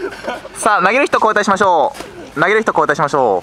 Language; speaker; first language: Japanese; native; Japanese